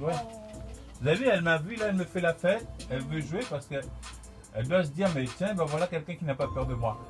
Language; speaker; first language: French; native; French